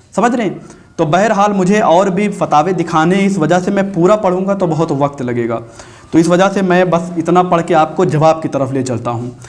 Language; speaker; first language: Urdu; native; Urdu